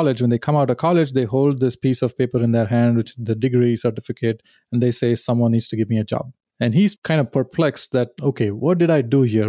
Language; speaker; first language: English; non-native, local second language; Tamil